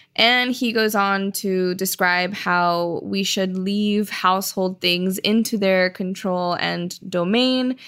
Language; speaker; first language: English; early bilingual, other home language; Spanish